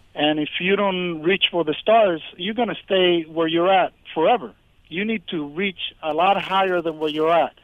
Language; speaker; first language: English; early bilingual, other home language; Spanish